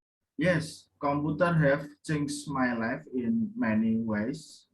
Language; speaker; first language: English; non-native, learner; Indonesian